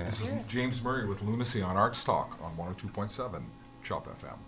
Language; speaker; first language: English; native; English